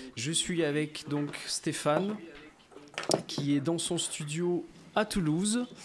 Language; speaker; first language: French; native; French